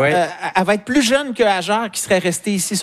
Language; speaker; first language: French; native; French